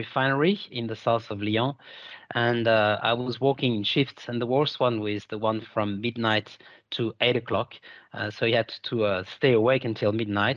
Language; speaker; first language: English; non-native, fluent; French